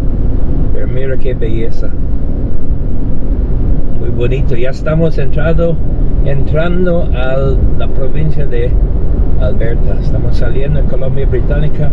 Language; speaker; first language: Spanish; non-native, fluent; English